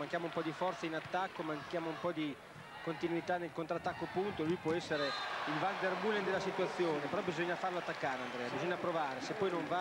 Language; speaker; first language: Italian; native; Italian